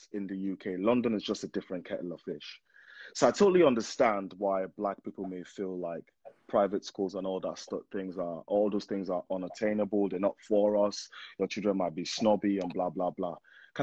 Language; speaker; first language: English; non-native, local second language; Yoruba